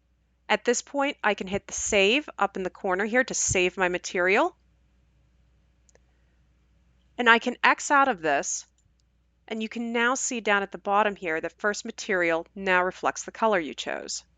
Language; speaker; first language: English; native; English